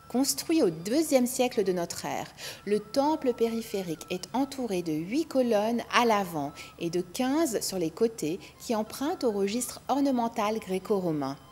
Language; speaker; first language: French; non-native, local second language; Arabic